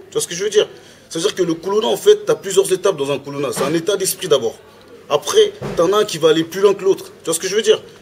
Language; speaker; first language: French; early bilingual, other home language; Lingala